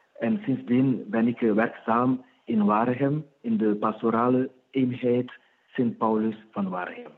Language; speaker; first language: Dutch; non-native, fluent; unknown